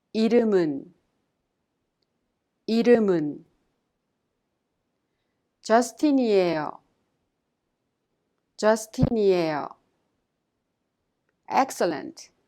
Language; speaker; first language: Korean; non-native, fluent; English